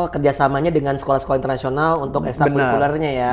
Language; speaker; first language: Indonesian; early bilingual, other home language; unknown